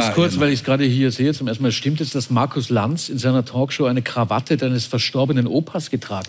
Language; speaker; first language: German; native; German